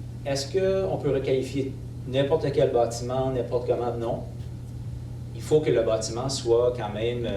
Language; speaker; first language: French; native; French